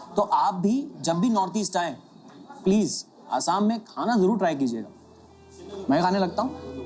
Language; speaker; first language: Hindi; native; Hindi